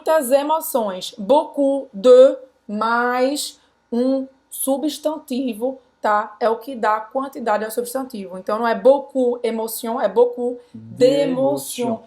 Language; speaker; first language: Portuguese; native; Portuguese